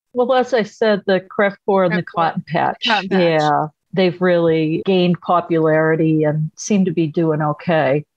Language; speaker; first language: English; native; English